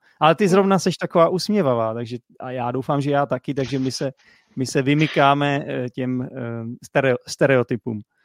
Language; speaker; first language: Czech; native; Czech